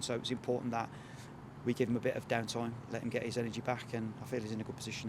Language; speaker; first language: English; native; English